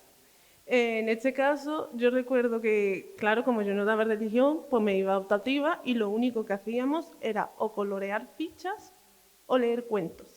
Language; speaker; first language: Spanish; early bilingual, other home language; Arabic